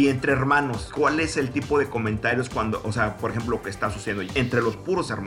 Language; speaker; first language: Spanish; native; Spanish